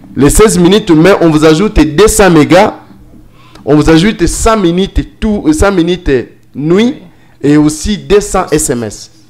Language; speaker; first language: French; non-native, local second language; Swahili